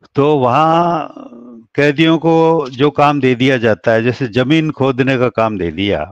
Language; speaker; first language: Hindi; native; Hindi